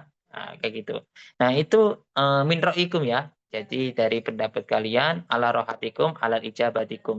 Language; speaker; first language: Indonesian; native; Indonesian